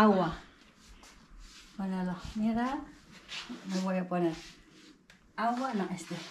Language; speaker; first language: Spanish; non-native, learner; Indonesian